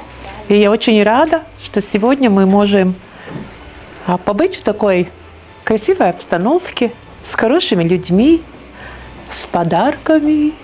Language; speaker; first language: Russian; non-native, local second language; Latvian